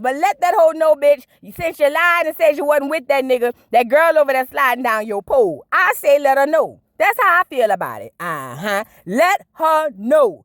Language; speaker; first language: English; native; English